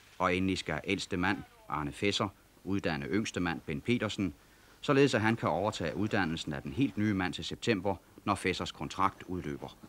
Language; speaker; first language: Danish; native; Danish